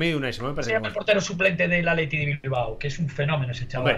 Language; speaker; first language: Spanish; native; Spanish